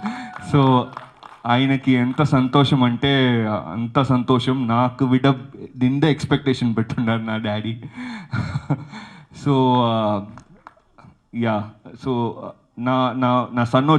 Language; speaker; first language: Telugu; early bilingual, heritage; Telugu